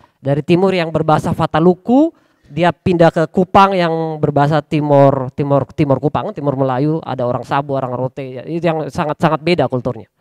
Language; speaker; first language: Indonesian; native; Indonesian